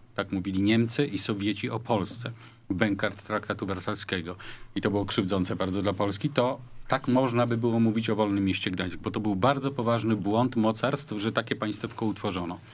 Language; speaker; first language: Polish; native; Polish